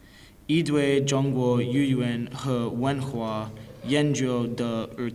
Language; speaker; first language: Chinese; non-native, learner; English